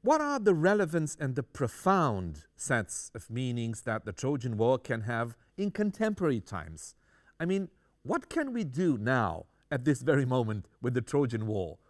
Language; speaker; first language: English; non-native, fluent; Romanian